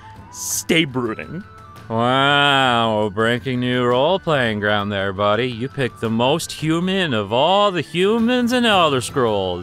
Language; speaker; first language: English; native; English